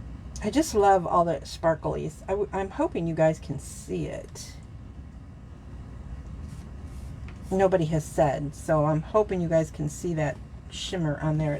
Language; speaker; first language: English; native; English